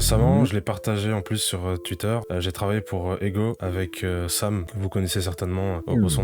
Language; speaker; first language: French; native; French